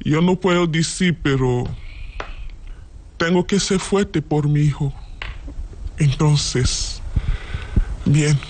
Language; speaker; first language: Spanish; non-native, learner; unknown